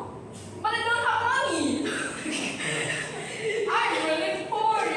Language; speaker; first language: English; non-native, learner; Vietnamese